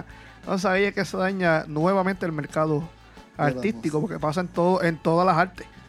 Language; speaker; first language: Spanish; native; Spanish